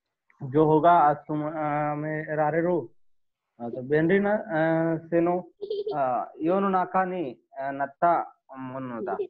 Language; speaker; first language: Japanese; non-native, learner; Hindi